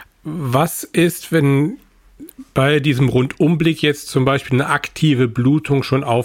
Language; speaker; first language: German; native; German